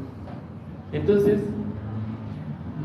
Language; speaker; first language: Spanish; non-native, learner; Korean